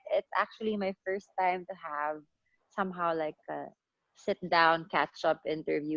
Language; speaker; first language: English; non-native, local second language; Hiligaynon